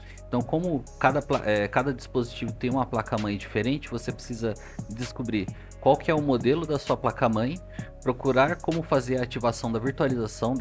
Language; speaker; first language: Portuguese; native; Portuguese